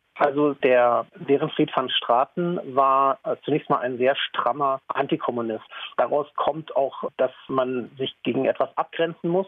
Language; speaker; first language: German; native; German